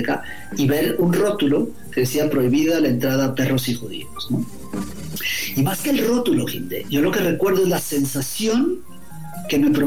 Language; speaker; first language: Spanish; native; Spanish